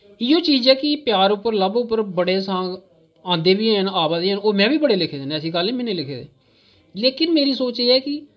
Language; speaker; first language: Punjabi; non-native, local second language; Dogri